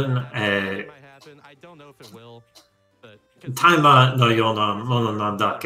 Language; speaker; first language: Japanese; non-native, learner; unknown